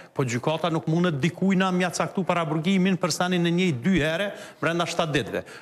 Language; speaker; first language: Albanian; native; Albanian